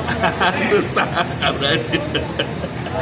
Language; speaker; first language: Indonesian; native; Indonesian